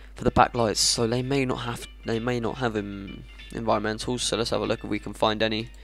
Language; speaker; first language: English; native; English